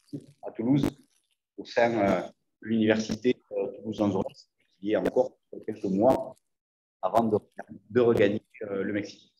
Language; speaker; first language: French; native; French